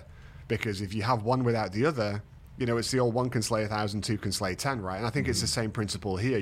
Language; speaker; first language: English; native; English